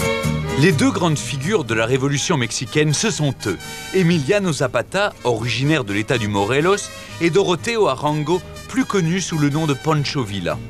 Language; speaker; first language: French; native; French